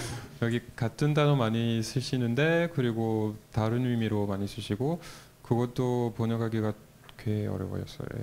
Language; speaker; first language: Korean; non-native, fluent; French